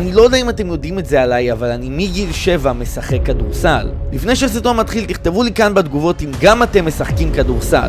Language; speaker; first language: Hebrew; native; Hebrew